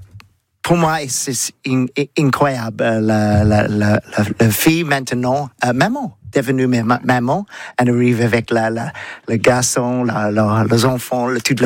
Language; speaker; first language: French; non-native, learner; English